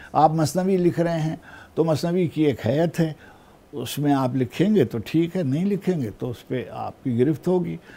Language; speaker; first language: Urdu; native; Urdu